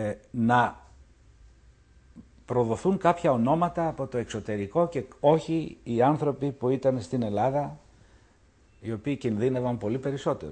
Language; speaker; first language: Greek; native; Greek